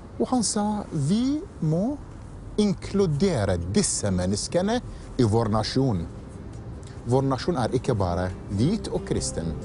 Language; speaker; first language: Norwegian; non-native, fluent; Arabic